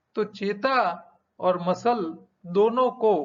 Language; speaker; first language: Hindi; non-native, local second language; Gujarati